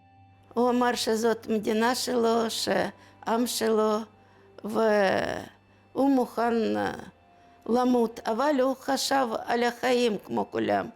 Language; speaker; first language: Hebrew; non-native, learner; Russian